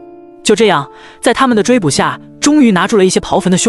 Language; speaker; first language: Chinese; native; Chinese